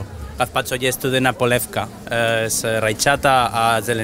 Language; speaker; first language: Czech; non-native, learner; Spanish